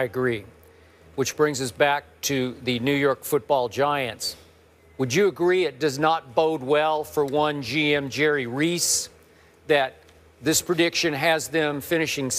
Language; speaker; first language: English; native; English